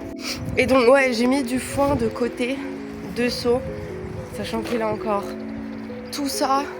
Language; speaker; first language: French; native; French